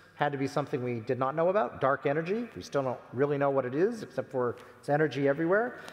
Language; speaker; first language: English; native; English